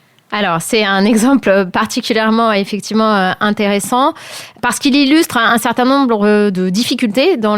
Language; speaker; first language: French; native; French